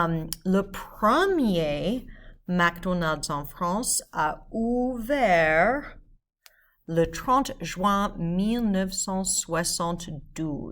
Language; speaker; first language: French; non-native, fluent; English